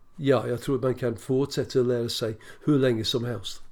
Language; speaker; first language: Swedish; non-native, fluent; English